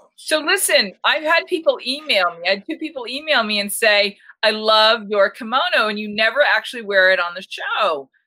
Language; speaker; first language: English; native; English